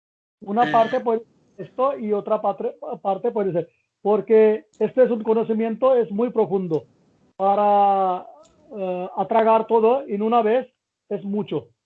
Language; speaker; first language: Spanish; non-native, learner; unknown